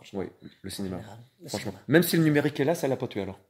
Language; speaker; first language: French; native; French